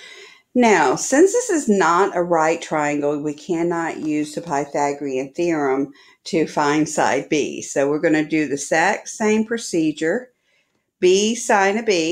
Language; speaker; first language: English; native; English